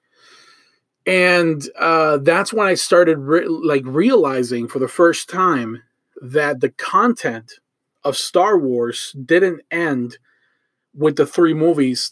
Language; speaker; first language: English; early bilingual, other home language; Spanish